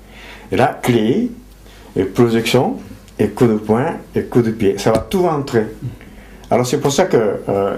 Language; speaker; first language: French; non-native, fluent; Japanese